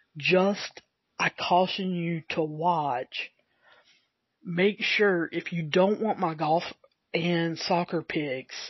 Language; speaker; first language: English; native; English